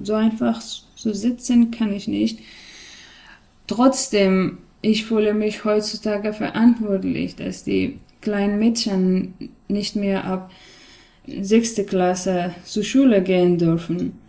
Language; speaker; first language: German; non-native, learner; Persian